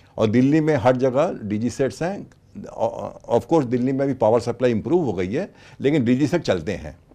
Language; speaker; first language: Hindi; native; Hindi